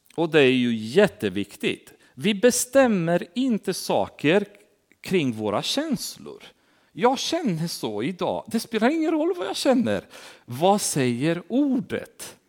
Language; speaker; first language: Swedish; non-native, fluent; Romanian